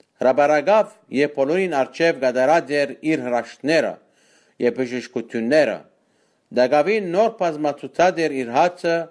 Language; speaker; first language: Armenian; native; Armenian